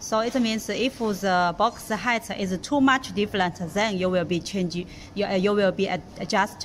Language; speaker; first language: English; non-native, learner; Chinese